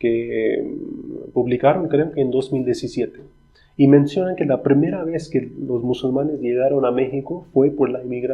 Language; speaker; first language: Spanish; non-native, fluent; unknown